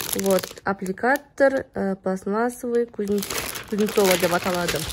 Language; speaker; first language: Russian; non-native, local second language; Kazakh